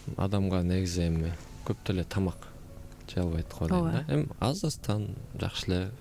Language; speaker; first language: Kyrgyz; native; Kyrgyz